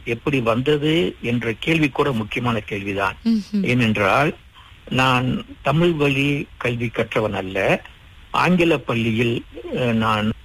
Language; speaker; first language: Tamil; early bilingual, heritage; Tamil